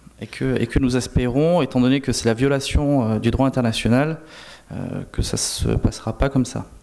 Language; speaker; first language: French; native; French